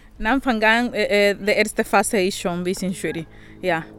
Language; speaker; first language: German; non-native, learner; Spanish